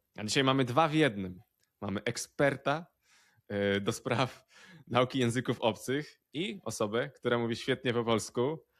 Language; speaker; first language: Polish; native; Polish